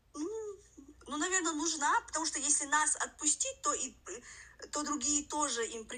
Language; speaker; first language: Russian; non-native, local second language; Chechen